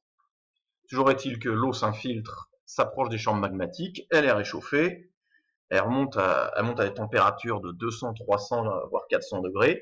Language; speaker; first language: French; native; French